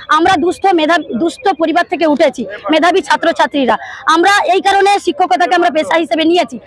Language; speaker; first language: Bangla; native; Bangla